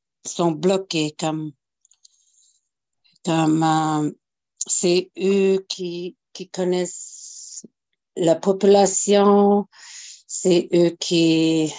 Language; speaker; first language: French; non-native, local second language; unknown